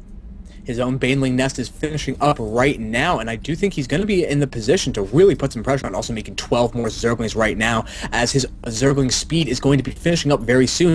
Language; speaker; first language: English; native; English